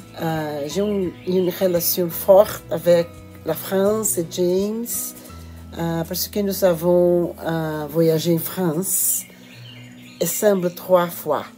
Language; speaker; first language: French; non-native, learner; Portuguese